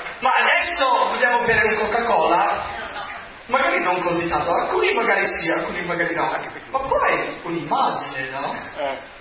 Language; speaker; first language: Italian; non-native, fluent; English